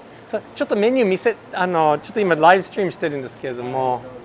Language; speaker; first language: Japanese; non-native, fluent; English